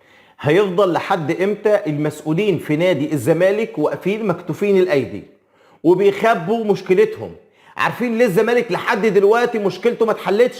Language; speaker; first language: Arabic; native; Arabic